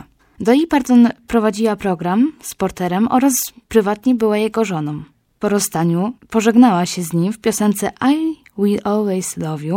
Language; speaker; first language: Polish; native; Polish